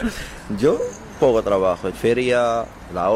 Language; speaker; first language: Spanish; non-native, learner; Arabic